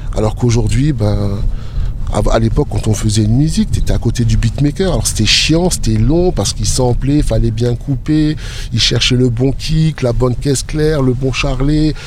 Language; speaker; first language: French; native; French